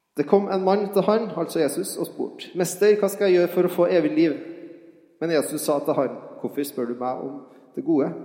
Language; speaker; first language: Norwegian; native; Norwegian